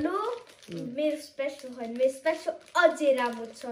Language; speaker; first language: Nepali; early bilingual, heritage; Nepali